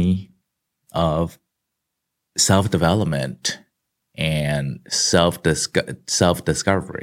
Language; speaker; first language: English; non-native, local second language; Cantonese